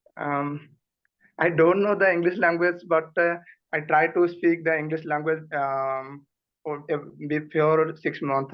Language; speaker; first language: English; non-native, learner; Odia